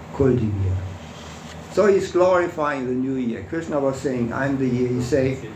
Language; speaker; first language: English; non-native, fluent; German